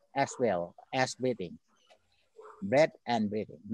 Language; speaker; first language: English; non-native, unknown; Thai